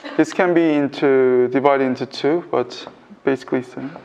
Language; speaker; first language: English; non-native, fluent; Korean